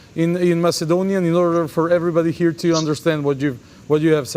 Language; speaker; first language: English; non-native, fluent; Macedonian